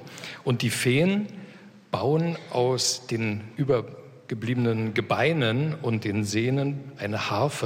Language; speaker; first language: German; native; German